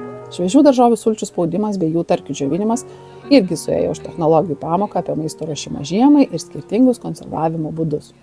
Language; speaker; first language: Lithuanian; native; Lithuanian